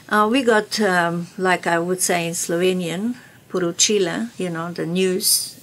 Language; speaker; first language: English; non-native, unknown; Slovenian